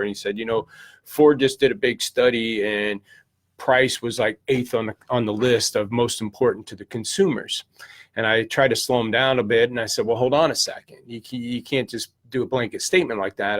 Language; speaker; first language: English; native; English